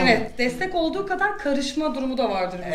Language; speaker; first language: Turkish; native; Turkish